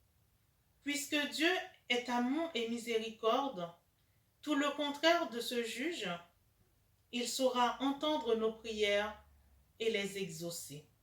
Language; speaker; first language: French; native; French